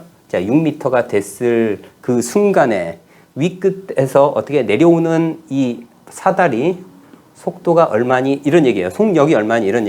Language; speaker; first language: Korean; native; Korean